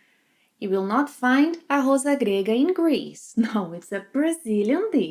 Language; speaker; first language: English; non-native, fluent; Portuguese